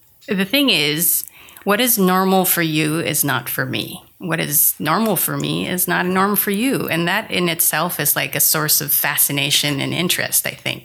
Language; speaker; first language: English; non-native, local second language; Filipino